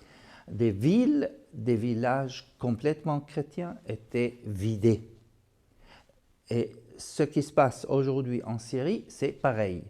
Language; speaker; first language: French; non-native, fluent; Arabic